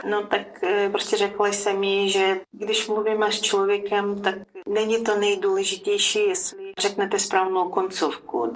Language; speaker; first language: Czech; non-native, fluent; Ukrainian